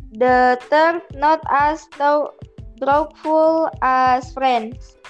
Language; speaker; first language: English; non-native, learner; Indonesian